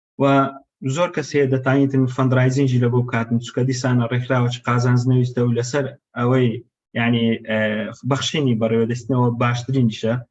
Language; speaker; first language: Central Kurdish; non-native, local second language; Kurdish